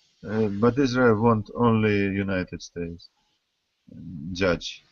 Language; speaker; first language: English; non-native, learner; Russian